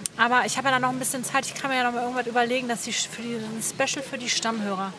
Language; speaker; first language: German; native; German